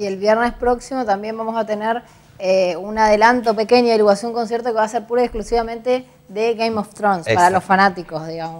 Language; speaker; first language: Spanish; native; Spanish